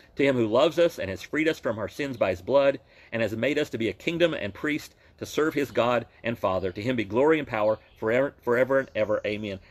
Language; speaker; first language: English; native; English